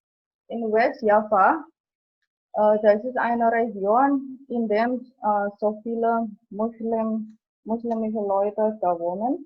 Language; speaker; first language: German; non-native, fluent; Indonesian